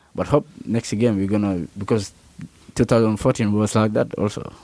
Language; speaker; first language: English; non-native, learner; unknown